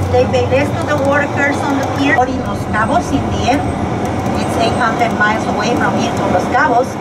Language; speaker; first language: English; non-native, fluent; Spanish